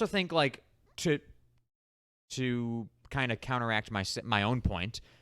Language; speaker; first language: English; native; English